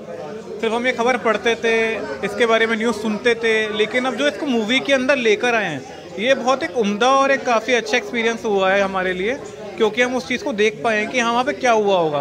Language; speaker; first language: Hindi; native; Hindi